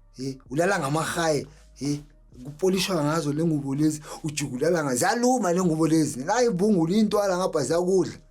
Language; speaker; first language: Zulu; native; Zulu